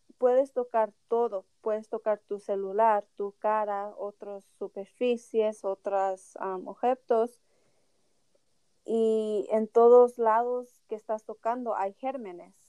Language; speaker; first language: Spanish; early bilingual, heritage; Spanish